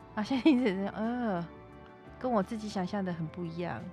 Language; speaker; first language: Chinese; non-native, local second language; Min Nan Chinese